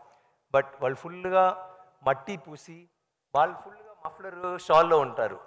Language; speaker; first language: Telugu; non-native, learner; Tamil